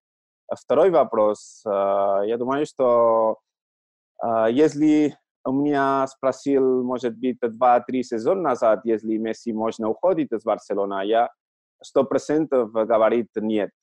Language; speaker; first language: Russian; non-native, learner; Catalan